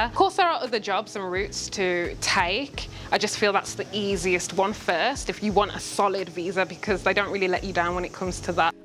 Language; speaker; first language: English; native; English